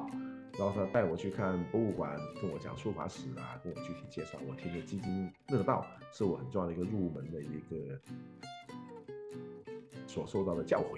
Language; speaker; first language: Chinese; non-native, local second language; Cantonese